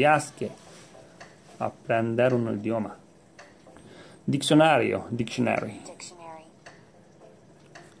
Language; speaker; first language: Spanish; non-native, learner; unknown